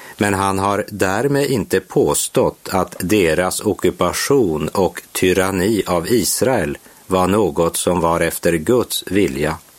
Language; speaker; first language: Swedish; native; Swedish